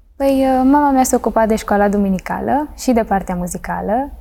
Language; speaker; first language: Romanian; early bilingual, heritage; Romanian